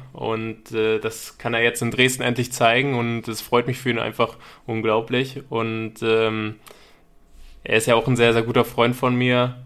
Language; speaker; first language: German; native; German